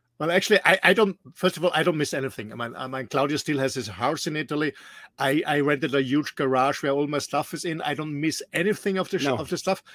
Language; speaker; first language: English; non-native, fluent; German